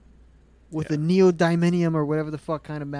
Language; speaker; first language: English; native; English